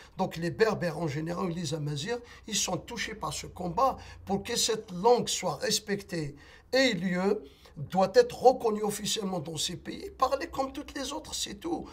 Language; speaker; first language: French; non-native, local second language; Kabyle